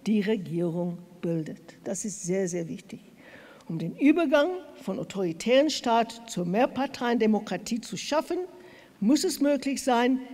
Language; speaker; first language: German; non-native, learner; English